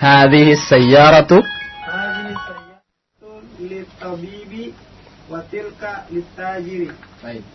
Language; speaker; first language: Arabic; non-native, fluent; Indonesian